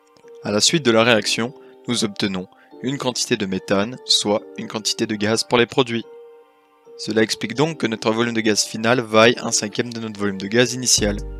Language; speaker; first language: French; native; French